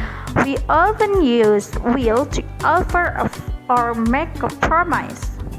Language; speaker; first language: English; non-native, learner; Indonesian